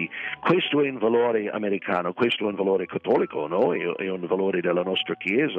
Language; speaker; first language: Italian; non-native, fluent; English